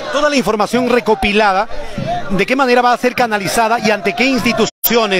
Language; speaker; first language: Spanish; native; Spanish